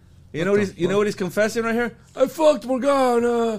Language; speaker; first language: English; native; English